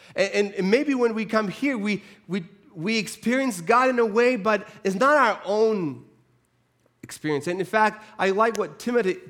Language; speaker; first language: English; non-native, fluent; Spanish